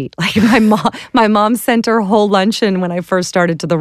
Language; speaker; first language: English; native; English